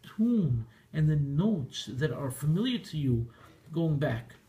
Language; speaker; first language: English; native; English